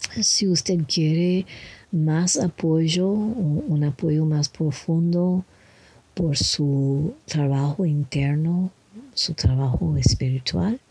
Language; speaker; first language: Spanish; non-native, learner; English